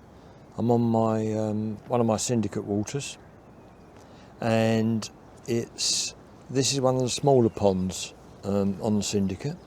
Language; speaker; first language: English; native; English